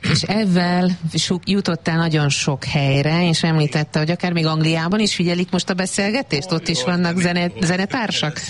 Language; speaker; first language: Hungarian; native; Hungarian